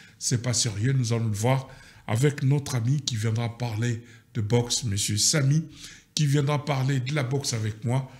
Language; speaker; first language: French; non-native, local second language; Lingala